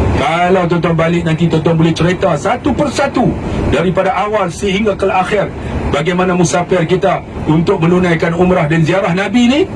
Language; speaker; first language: Malay; native; Malay